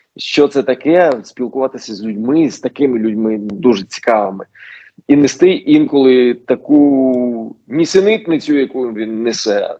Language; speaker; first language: Ukrainian; non-native, local second language; Russian